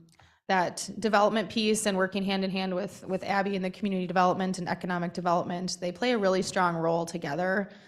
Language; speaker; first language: English; native; English